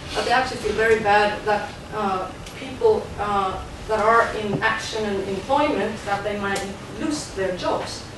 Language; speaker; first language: English; non-native, fluent; Swedish